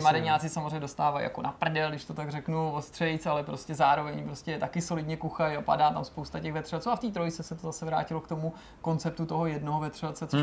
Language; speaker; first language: Czech; native; Czech